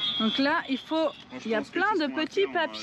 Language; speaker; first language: French; native; French